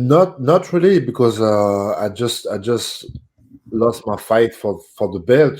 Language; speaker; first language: English; non-native, fluent; French